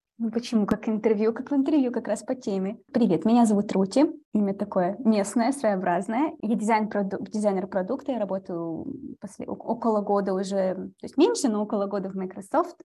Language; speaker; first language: Russian; early bilingual, heritage; Russian